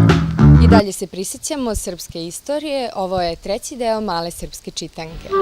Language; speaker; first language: Bosnian; native; Bosnian